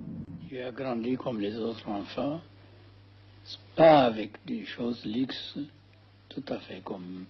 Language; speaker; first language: French; non-native, fluent; Amharic